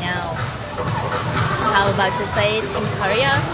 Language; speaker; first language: English; non-native, learner; Vietnamese